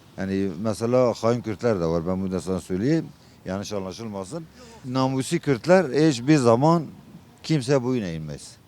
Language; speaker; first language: Turkish; non-native, local second language; Kurdish